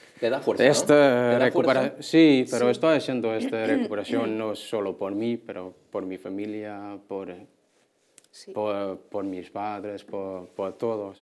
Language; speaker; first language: Spanish; non-native, learner; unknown